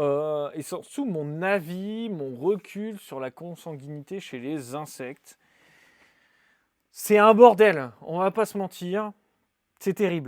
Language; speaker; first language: French; native; French